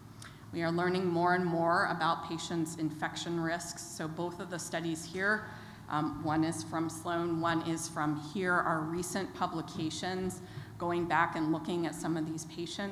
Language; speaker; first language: English; native; English